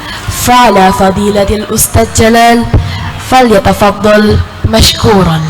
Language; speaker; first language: Arabic; non-native, fluent; Indonesian